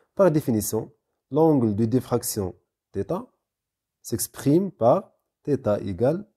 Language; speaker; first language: French; non-native, local second language; Arabic